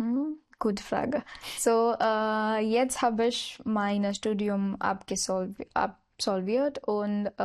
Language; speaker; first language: German; non-native, learner; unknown